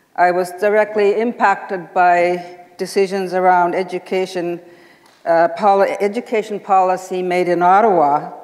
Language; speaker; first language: English; native; English